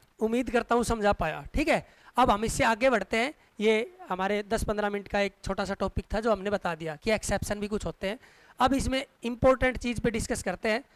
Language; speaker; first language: Hindi; native; Hindi